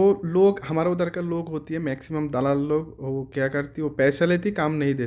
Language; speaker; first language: Hindi; non-native, learner; Bangla